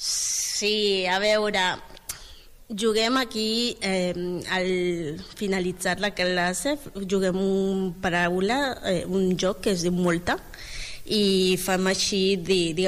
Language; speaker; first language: Catalan; non-native, learner; Spanish